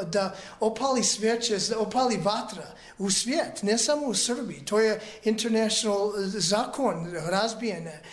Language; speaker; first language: Serbian; early bilingual, other home language; English